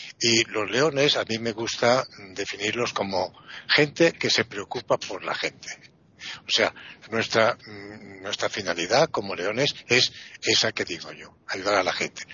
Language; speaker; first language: Spanish; non-native, fluent; Italian